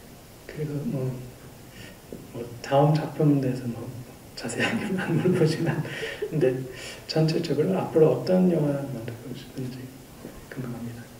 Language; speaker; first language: Korean; non-native, fluent; English